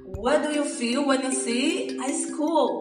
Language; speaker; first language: English; non-native, fluent; Portuguese